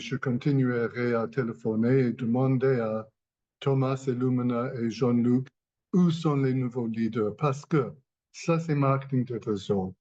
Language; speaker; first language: French; non-native, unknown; English